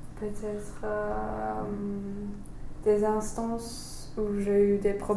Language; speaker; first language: French; non-native, fluent; English